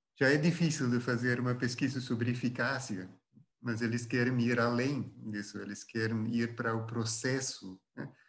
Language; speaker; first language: Portuguese; non-native, fluent; Dutch